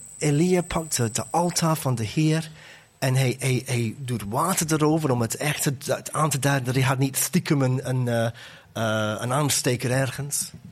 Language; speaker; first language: Dutch; non-native, fluent; English